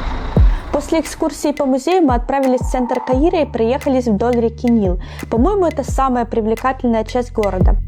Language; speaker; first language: Russian; native; Russian